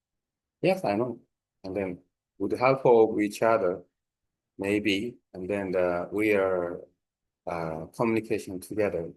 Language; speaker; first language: English; non-native, learner; Korean